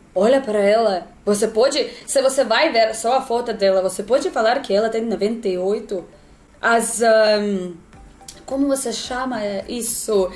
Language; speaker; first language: Portuguese; non-native, learner; Russian